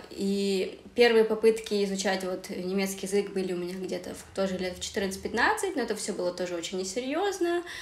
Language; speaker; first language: Russian; native; Russian